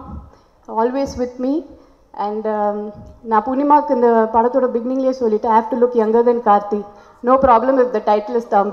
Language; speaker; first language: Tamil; non-native, local second language; Hindi